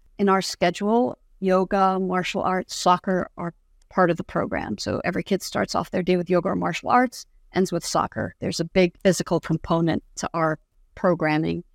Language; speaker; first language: English; non-native, fluent; Arabic